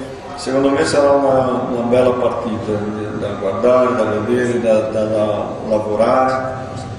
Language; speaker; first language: Italian; non-native, fluent; Portuguese